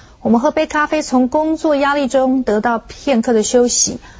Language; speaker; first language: Chinese; native; Chinese